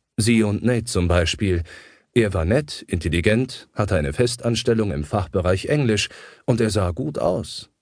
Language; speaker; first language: German; native; German